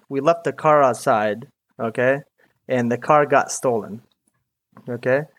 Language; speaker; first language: English; early bilingual, other home language; Arabic